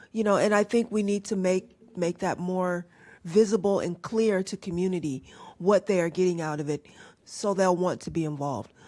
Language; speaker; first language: English; native; English